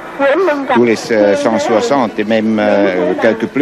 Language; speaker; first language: French; non-native, fluent; Swiss German